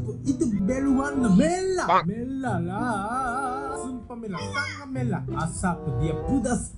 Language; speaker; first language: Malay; non-native, learner; Japanese